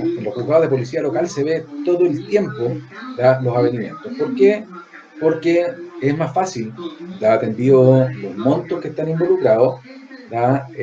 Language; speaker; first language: Spanish; native; Spanish